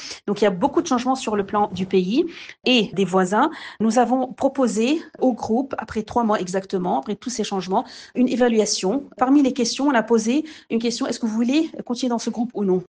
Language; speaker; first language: French; non-native, local second language; Arabic